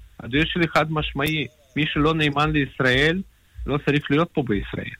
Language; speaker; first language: Hebrew; non-native, fluent; Russian